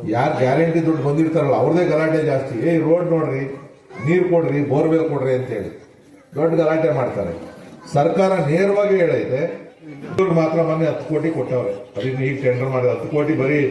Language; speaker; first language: Kannada; native; Kannada